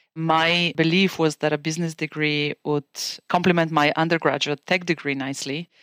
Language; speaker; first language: English; non-native, fluent; Bulgarian